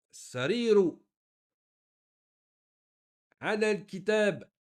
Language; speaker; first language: Arabic; non-native, fluent; French